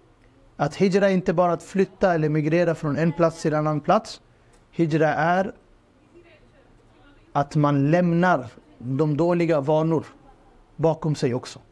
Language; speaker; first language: Swedish; non-native, fluent; Urdu